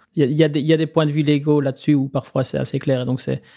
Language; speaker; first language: French; native; French